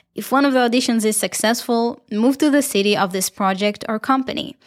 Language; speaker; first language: English; non-native, fluent; Hebrew